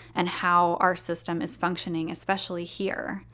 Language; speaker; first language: English; native; English